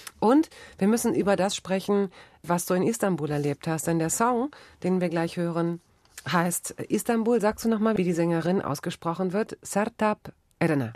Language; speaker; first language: German; native; German